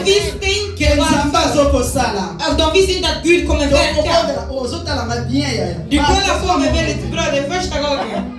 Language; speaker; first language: Swedish; non-native, learner; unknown